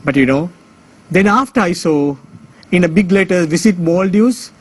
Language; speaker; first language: English; non-native, local second language; Sinhala